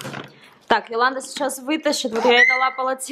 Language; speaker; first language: Russian; native; Russian